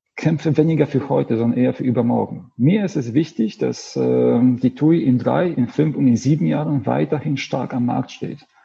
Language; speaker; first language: German; non-native, fluent; Polish